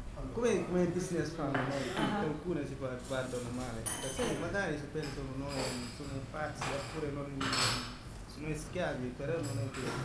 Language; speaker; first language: Italian; non-native, learner; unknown